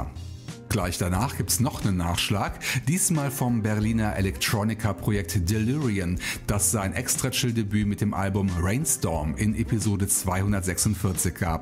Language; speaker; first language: German; native; German